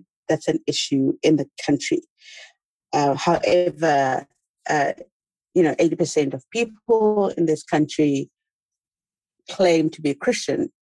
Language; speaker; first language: English; non-native, local second language; Xhosa